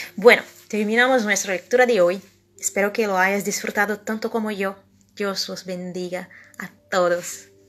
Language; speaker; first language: Spanish; non-native, fluent; Portuguese